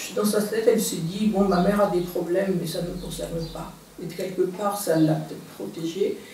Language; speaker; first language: French; native; French